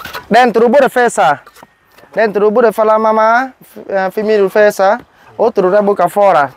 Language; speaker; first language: Portuguese; non-native, learner; Vietnamese